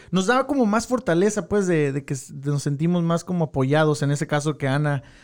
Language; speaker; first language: Spanish; early bilingual, heritage; Spanish